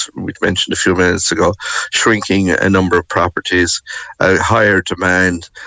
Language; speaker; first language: English; native; English